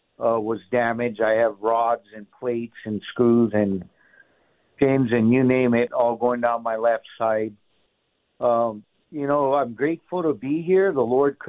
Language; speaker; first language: English; native; English